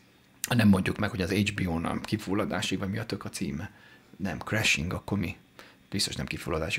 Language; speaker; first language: Hungarian; native; Hungarian